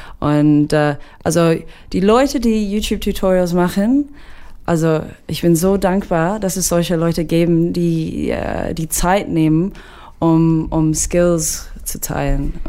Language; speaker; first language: German; non-native, fluent; English